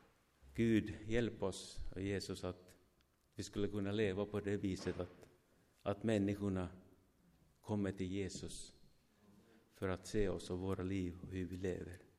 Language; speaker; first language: Swedish; non-native, fluent; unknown